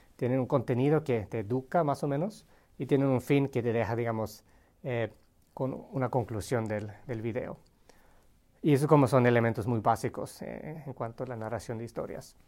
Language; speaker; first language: Spanish; non-native, fluent; Swedish